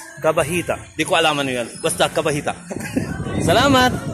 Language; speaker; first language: Filipino; non-native, learner; Arabic